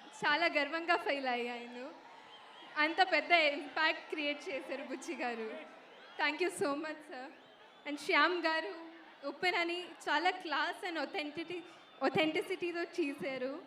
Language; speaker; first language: Telugu; non-native, local second language; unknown